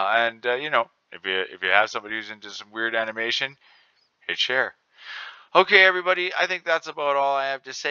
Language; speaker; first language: English; native; English